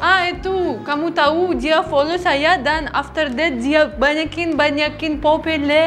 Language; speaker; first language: Indonesian; non-native, learner; Russian